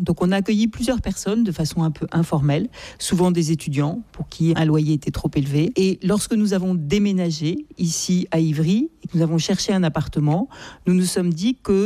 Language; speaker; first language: French; native; French